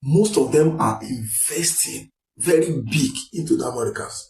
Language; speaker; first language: English; non-native, local second language; Yoruba